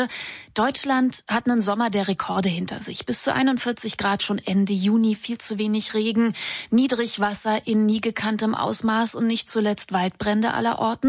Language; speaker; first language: German; native; German